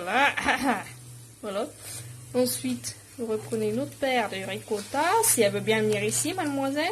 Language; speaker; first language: French; native; French